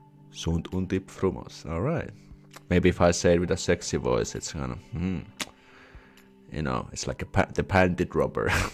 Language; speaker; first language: English; non-native, fluent; Finnish